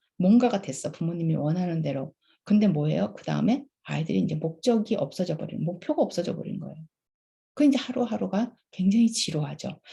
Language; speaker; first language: Korean; native; Korean